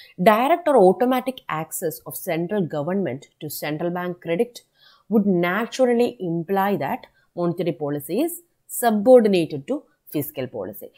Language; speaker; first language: English; non-native, local second language; Malayalam